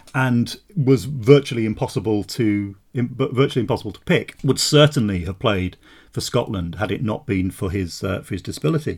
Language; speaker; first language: English; native; English